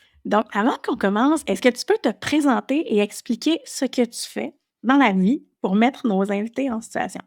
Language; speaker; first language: French; native; French